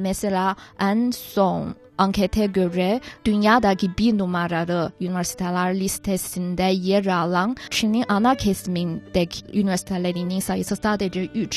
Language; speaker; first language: Turkish; non-native, fluent; Chinese